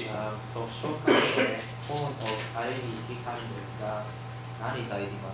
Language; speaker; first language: Japanese; non-native, learner; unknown